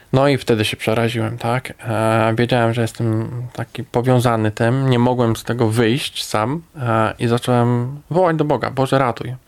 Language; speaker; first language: Polish; native; Polish